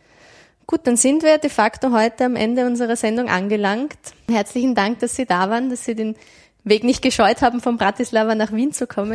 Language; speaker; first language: German; native; German